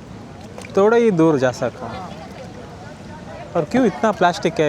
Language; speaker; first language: Hindi; non-native, local second language; Kannada